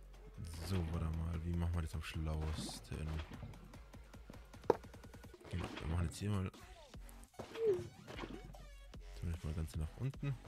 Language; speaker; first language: German; native; German